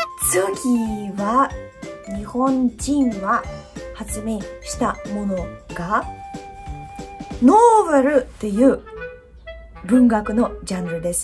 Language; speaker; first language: Japanese; non-native, fluent; Russian